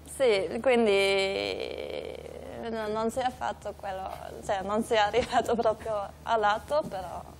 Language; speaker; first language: Italian; non-native, fluent; Dutch